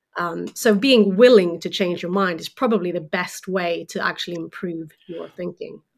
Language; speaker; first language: English; non-native, fluent; Swedish